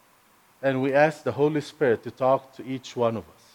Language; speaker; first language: English; non-native, fluent; Arabic